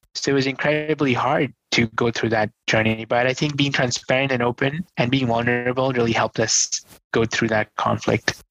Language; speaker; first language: English; non-native, local second language; Hindi